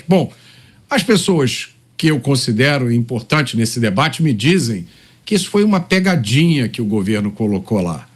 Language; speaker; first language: Portuguese; native; Portuguese